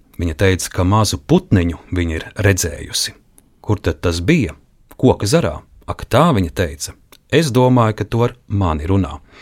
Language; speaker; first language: Latvian; native; Latvian